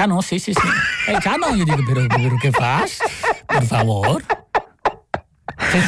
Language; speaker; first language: Catalan; non-native, fluent; Chinese